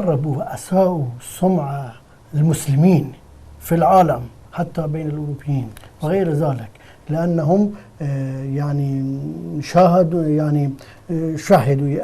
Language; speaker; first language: Arabic; non-native, fluent; Persian